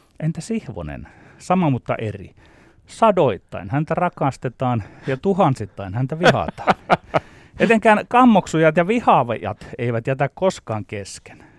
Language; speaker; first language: Finnish; native; Finnish